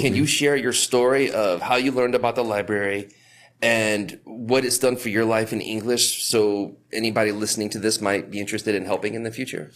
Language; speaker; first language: English; native; English